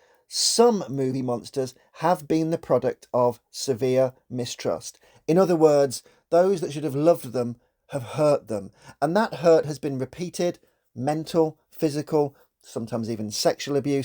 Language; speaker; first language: English; native; English